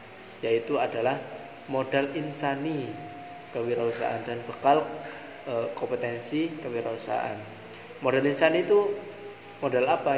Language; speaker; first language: Indonesian; native; Indonesian